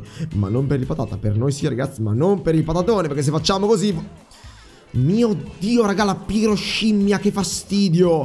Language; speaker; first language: Italian; native; Italian